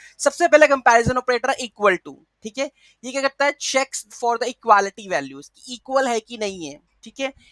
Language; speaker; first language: Hindi; native; Hindi